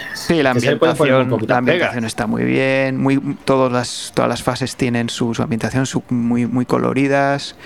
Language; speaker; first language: Spanish; native; Spanish